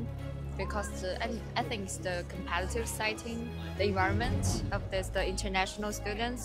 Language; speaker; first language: English; non-native, fluent; Chinese